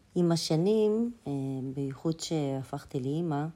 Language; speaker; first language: Hebrew; early bilingual, other home language; Azerbaijani